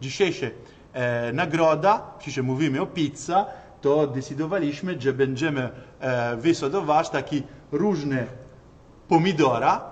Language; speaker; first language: Polish; non-native, learner; Italian